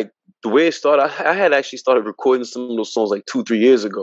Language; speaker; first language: English; native; English